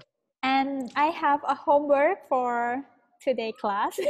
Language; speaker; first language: English; non-native, fluent; Thai